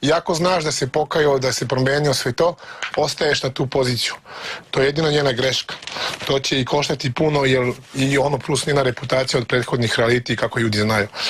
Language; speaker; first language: Bosnian; early bilingual, heritage; Serbian